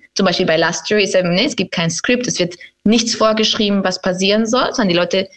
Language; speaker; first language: German; non-native, fluent; Spanish